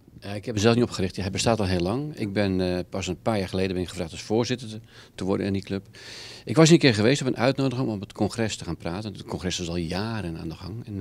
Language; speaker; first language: Dutch; native; Dutch